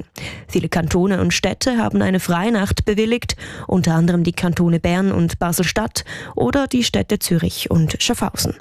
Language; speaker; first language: German; native; German